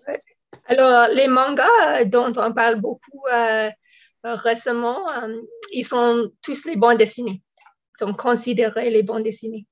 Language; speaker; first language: French; non-native, fluent; English